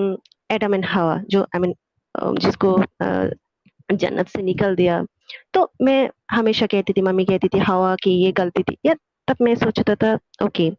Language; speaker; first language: Hindi; non-native, fluent; Bangla